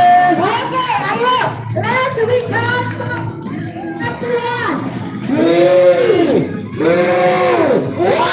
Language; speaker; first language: English; non-native, learner; Indonesian